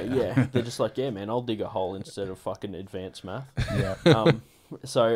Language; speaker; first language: English; native; English